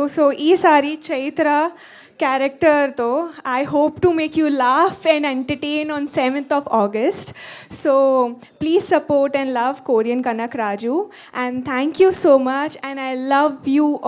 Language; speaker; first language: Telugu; non-native, learner; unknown